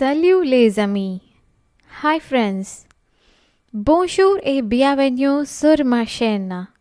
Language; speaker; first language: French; non-native, fluent; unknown